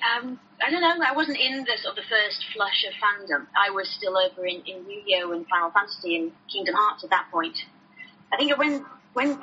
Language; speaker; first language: English; native; English